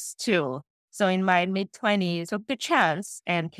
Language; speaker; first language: English; non-native, local second language; Sinhala